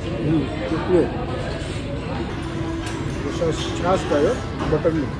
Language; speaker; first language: Russian; non-native, learner; Marathi